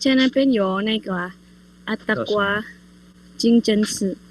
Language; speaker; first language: Chinese; non-native, learner; Indonesian